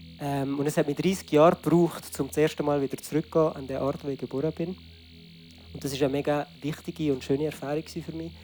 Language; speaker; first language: German; early bilingual, other home language; Arabic